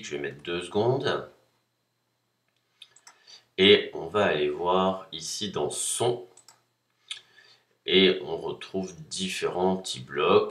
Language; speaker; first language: French; native; French